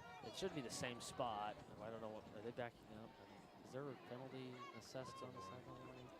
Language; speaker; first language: English; native; English